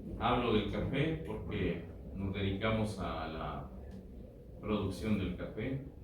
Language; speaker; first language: Spanish; non-native, local second language; Nahuatl languages